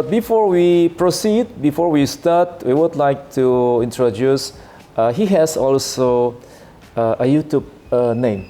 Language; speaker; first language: English; non-native, learner; Indonesian